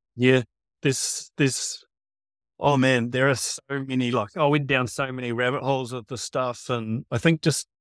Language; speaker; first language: English; native; English